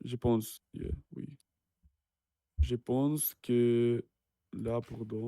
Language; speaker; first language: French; non-native, learner; Russian